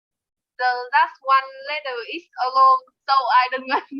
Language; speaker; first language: English; non-native, learner; Vietnamese